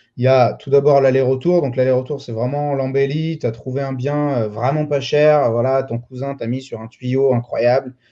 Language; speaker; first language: French; native; French